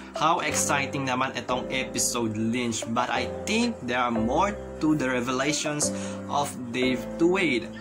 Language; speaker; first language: English; non-native, local second language; Filipino